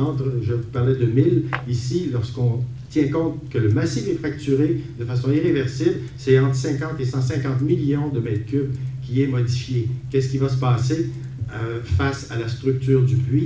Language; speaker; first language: French; native; French